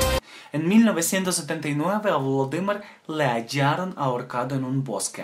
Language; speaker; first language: Spanish; non-native, fluent; Ukrainian